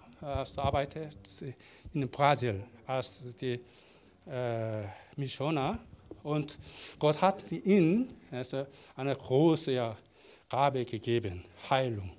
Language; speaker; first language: German; non-native, learner; Korean